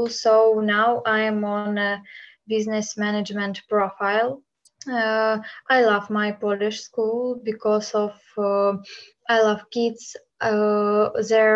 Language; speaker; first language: English; non-native, learner; Ukrainian